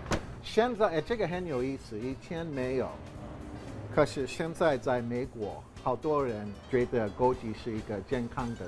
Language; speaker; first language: Chinese; non-native, fluent; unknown